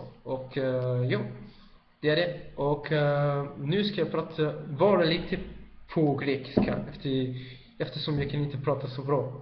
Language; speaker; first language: Swedish; non-native, learner; Spanish